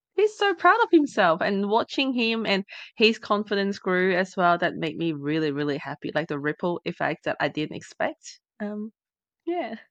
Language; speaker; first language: English; non-native, fluent; Chinese